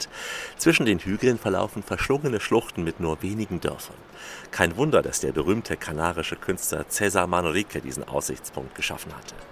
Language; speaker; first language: German; native; German